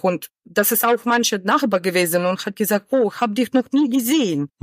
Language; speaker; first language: German; non-native, learner; Ukrainian